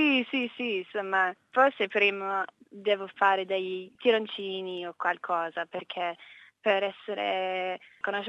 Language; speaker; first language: Italian; non-native, learner; English